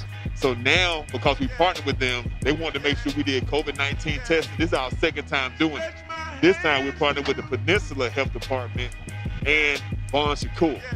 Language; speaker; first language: English; native; English